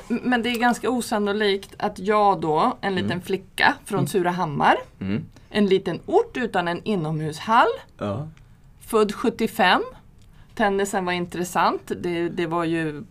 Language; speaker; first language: Swedish; native; Swedish